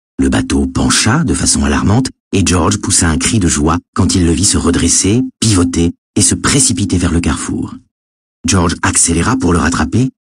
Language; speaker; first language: French; native; French